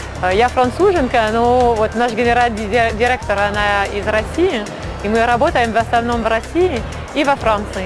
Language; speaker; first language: Russian; non-native, fluent; French